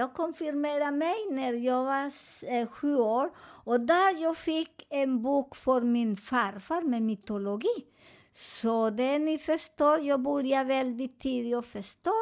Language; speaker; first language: Swedish; non-native, fluent; Spanish